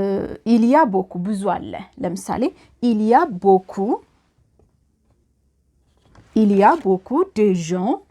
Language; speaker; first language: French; non-native, fluent; Amharic